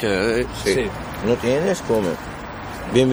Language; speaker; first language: Spanish; non-native, learner; Arabic